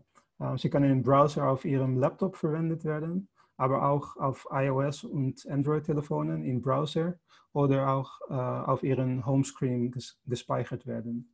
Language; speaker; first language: German; non-native, fluent; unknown